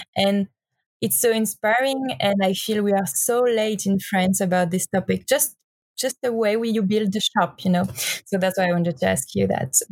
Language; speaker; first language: English; non-native, learner; French